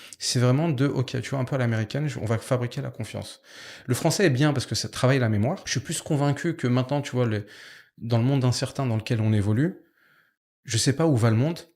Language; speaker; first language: French; native; French